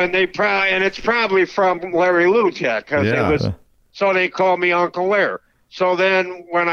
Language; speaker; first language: English; native; English